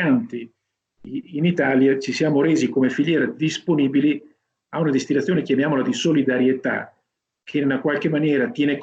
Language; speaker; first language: Italian; native; Italian